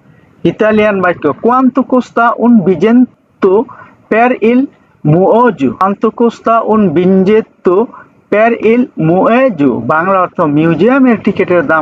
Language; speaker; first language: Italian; non-native, learner; Bangla